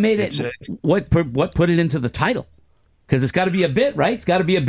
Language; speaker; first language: English; native; English